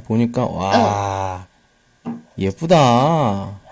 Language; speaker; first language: Korean; native; Korean